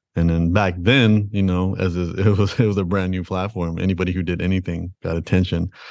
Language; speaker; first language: English; native; English